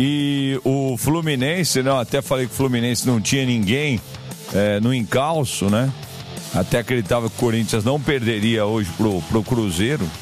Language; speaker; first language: Portuguese; native; Portuguese